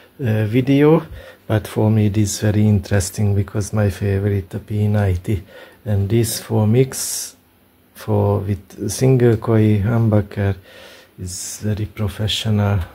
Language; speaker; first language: English; non-native, learner; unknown